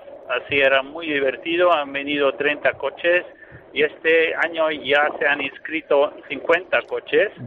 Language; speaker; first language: Spanish; non-native, fluent; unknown